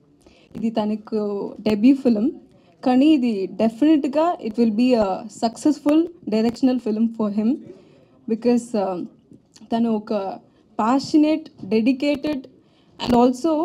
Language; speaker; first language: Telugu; non-native, learner; Tamil